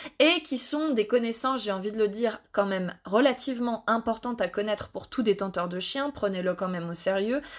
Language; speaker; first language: French; native; French